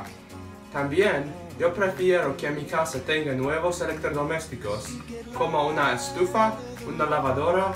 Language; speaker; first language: Spanish; non-native, learner; English